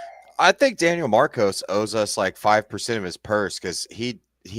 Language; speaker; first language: English; native; English